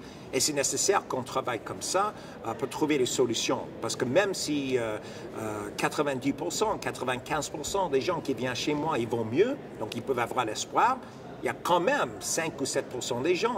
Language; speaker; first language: French; non-native, fluent; English